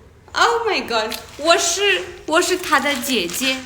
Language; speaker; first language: Chinese; non-native, learner; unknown